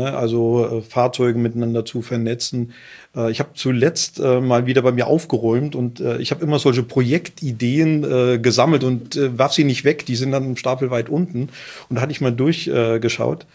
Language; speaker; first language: German; native; German